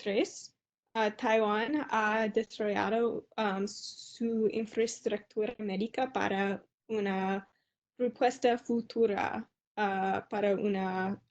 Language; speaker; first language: Spanish; non-native, learner; English